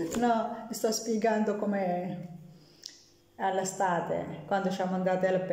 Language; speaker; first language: Italian; non-native, learner; Filipino